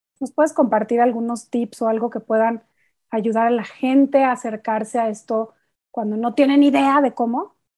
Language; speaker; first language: Spanish; native; Spanish